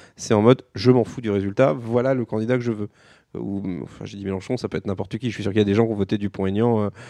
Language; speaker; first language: French; native; French